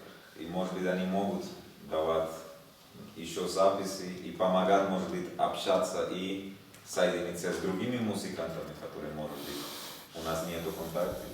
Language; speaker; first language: Russian; non-native, learner; Spanish